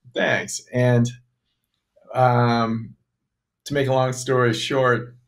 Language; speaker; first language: English; native; English